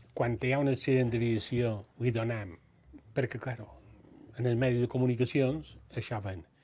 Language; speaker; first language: Catalan; native; Catalan